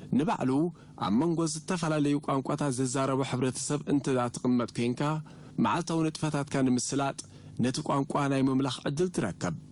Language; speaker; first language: Tigrinya; native; Tigrinya